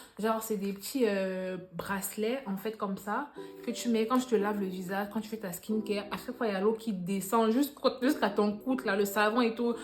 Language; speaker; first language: French; native; French